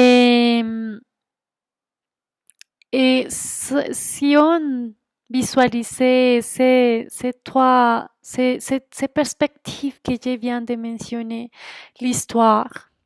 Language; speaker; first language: French; non-native, fluent; Spanish